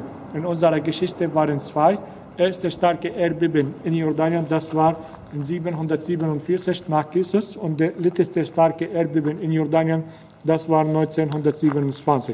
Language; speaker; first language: German; non-native, fluent; Arabic